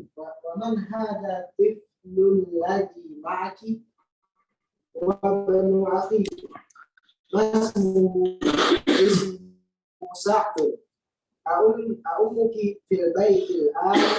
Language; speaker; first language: Arabic; non-native, learner; Indonesian